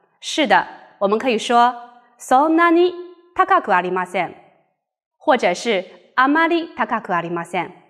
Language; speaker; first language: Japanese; non-native, fluent; Chinese